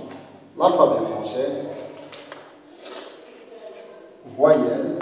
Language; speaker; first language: French; non-native, local second language; Arabic